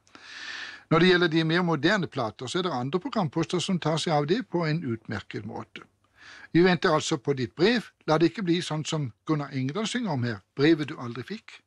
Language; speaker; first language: Norwegian; native; Norwegian